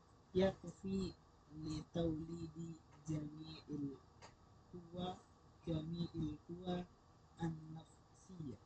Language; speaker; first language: Arabic; non-native, learner; Indonesian